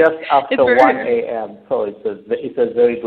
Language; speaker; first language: English; non-native, local second language; Shona